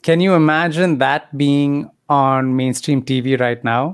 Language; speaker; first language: English; non-native, local second language; Tamil